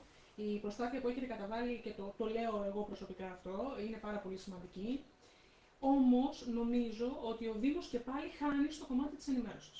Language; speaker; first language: Greek; native; Greek